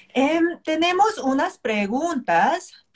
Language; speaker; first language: Spanish; non-native, fluent; Korean